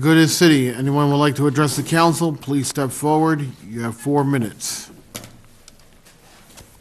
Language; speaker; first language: English; native; English